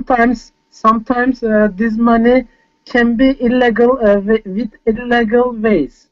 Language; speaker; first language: English; non-native, fluent; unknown